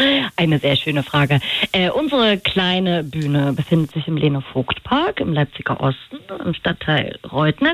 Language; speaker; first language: German; native; German